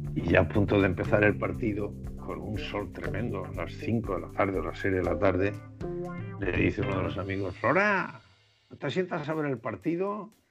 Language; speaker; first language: Spanish; native; Spanish